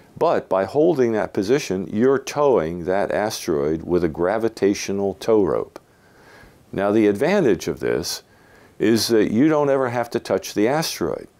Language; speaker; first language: English; native; English